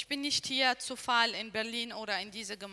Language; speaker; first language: German; non-native, learner; Arabic